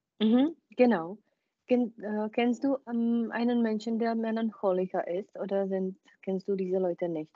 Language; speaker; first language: German; non-native, fluent; Czech